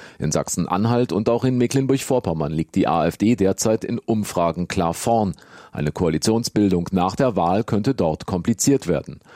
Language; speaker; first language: German; native; German